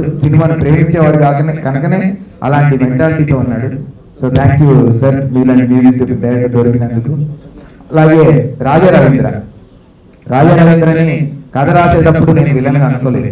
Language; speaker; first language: Telugu; native; Telugu